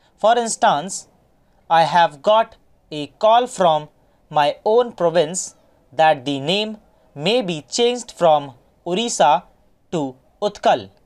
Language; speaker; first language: English; non-native, local second language; Hindi